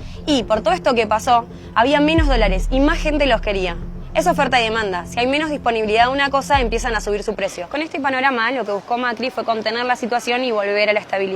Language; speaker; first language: Spanish; native; Spanish